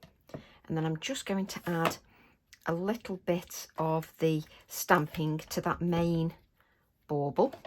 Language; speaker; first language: English; native; English